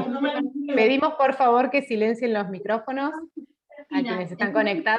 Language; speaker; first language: Spanish; native; Spanish